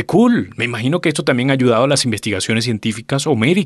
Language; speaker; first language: Spanish; native; Spanish